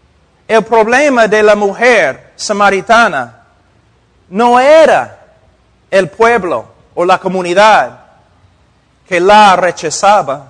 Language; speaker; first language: Spanish; non-native, fluent; English